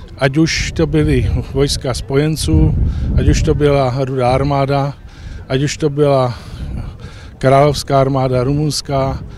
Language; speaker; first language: Czech; native; Czech